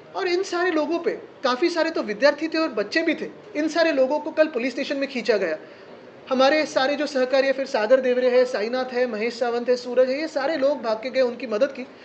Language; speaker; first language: Hindi; non-native, local second language; Marathi